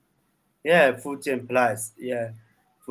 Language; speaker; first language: English; non-native, learner; Chinese